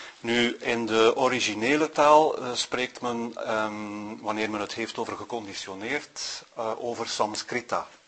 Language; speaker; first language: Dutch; native; Dutch